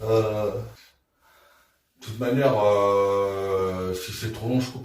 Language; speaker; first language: French; native; French